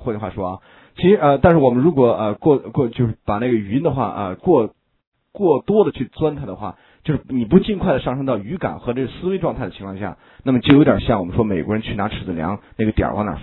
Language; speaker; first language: Chinese; native; Chinese